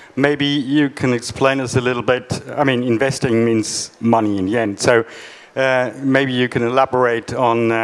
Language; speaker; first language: English; non-native, fluent; German